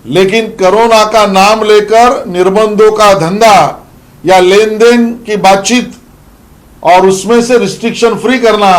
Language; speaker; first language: Hindi; non-native, local second language; Marathi